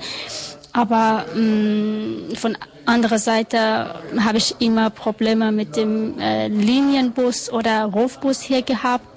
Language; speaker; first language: German; non-native, learner; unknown